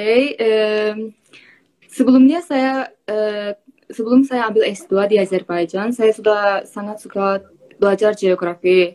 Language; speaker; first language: Indonesian; non-native, fluent; Azerbaijani